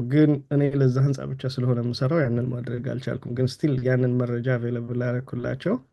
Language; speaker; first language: Amharic; native; Amharic